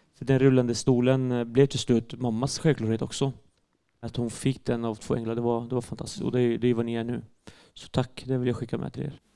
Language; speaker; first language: Swedish; early bilingual, other home language; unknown